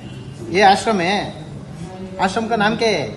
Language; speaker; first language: Hindi; non-native, local second language; Kannada